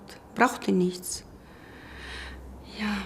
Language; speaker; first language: German; non-native, learner; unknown